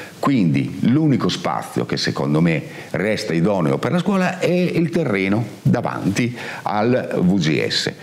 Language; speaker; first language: Italian; native; Italian